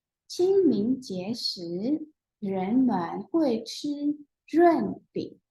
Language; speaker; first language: Chinese; non-native, fluent; Indonesian